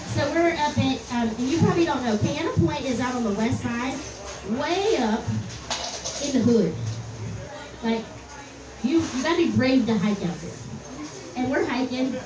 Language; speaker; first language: English; native; English